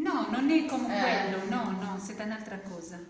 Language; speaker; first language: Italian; non-native, learner; Arabic